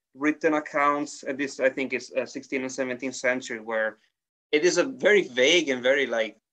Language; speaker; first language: English; non-native, fluent; Italian